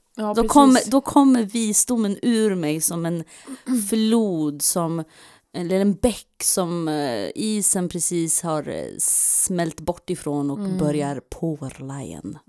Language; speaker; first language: Swedish; non-native, fluent; English